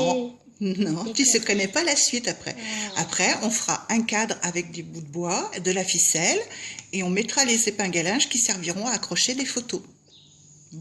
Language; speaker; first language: French; native; French